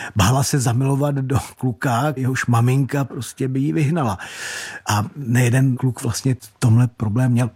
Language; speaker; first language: Czech; native; Czech